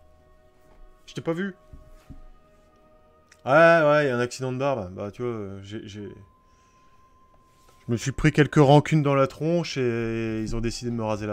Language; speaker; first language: French; native; French